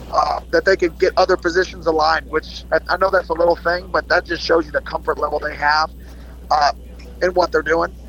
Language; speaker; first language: English; native; English